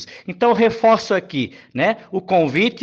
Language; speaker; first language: Portuguese; native; Portuguese